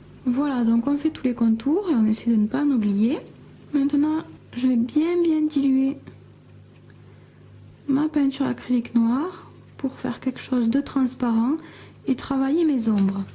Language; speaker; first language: French; native; French